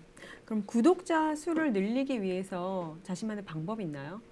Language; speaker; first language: Korean; native; Korean